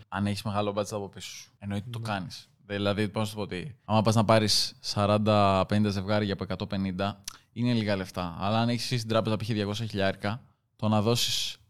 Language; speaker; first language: Greek; native; Greek